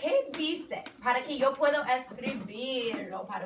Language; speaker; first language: Spanish; non-native, fluent; English